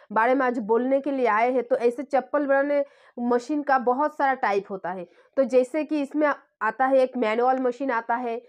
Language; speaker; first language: Hindi; non-native, local second language; Bangla